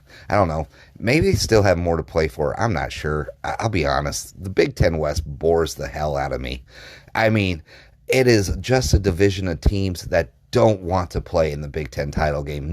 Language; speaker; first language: English; native; English